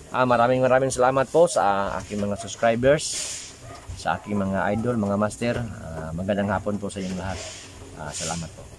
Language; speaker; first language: Filipino; non-native, local second language; Cebuano